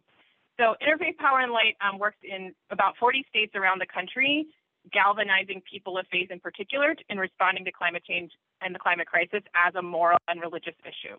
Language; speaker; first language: English; native; English